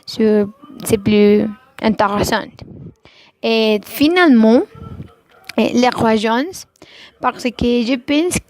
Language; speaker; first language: French; non-native, learner; Spanish